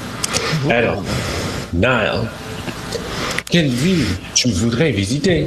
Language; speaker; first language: French; non-native, fluent; English